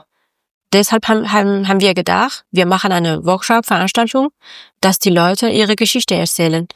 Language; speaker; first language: German; non-native, learner; Persian